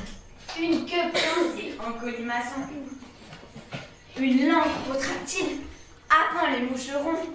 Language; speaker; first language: French; native; French